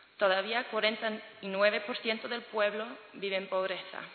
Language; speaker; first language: Spanish; non-native, learner; English